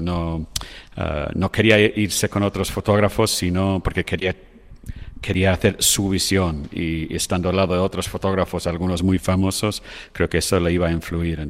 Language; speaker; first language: Spanish; non-native, fluent; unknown